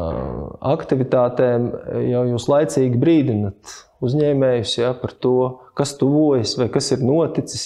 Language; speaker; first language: Latvian; native; Latvian